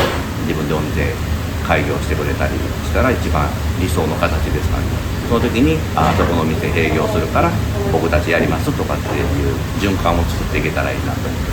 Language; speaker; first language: Japanese; native; Japanese